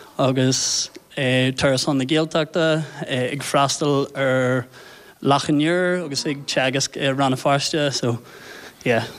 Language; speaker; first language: Irish; non-native, local second language; English